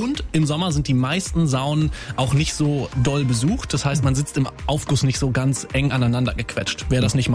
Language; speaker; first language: German; native; German